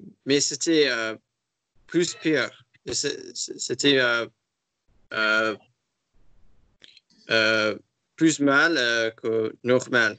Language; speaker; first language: French; non-native, learner; English